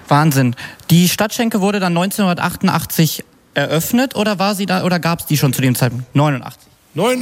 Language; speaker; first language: German; native; German